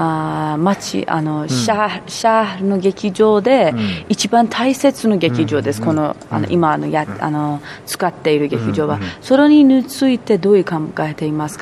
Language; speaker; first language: Japanese; non-native, learner; Persian